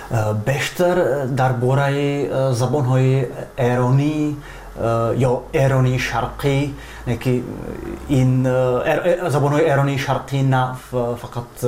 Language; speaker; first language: Persian; non-native, fluent; Czech